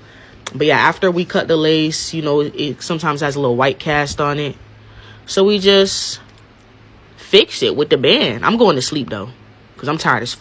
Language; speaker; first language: English; native; English